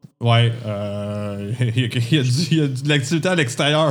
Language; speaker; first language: French; native; French